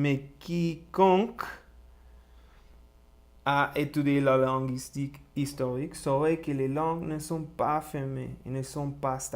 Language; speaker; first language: French; non-native, learner; Spanish